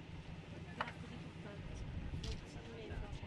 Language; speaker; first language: Italian; native; Italian